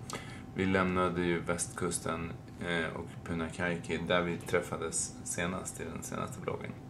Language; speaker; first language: Swedish; native; Swedish